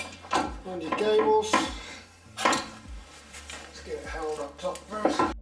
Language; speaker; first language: English; native; English